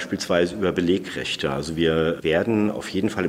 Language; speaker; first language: German; native; German